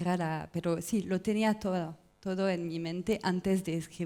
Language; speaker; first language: Spanish; non-native, learner; French